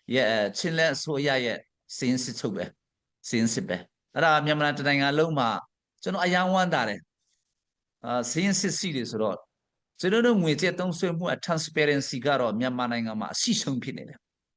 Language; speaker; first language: Burmese; non-native, local second language; Hakha Chin